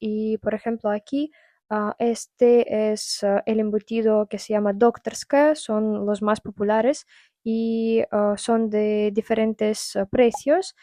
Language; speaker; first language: Spanish; non-native, fluent; Russian